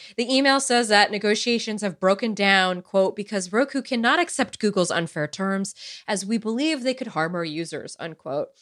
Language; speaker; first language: English; early bilingual, other home language; Romanian